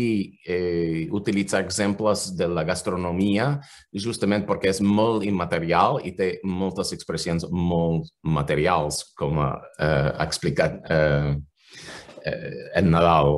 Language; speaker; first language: Catalan; non-native, fluent; English